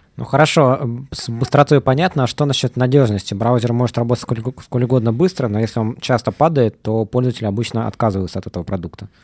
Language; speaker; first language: Russian; native; Russian